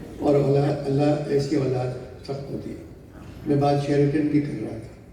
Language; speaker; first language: Urdu; native; Urdu